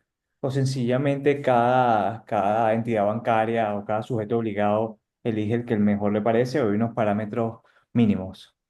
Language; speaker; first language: Spanish; native; Spanish